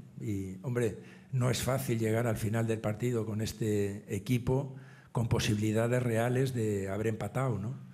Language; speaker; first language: Spanish; native; Spanish